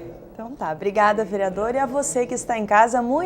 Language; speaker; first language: Portuguese; native; Portuguese